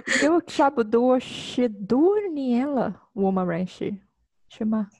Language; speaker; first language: Chinese; non-native, fluent; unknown